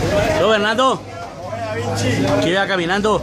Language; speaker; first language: Spanish; native; Spanish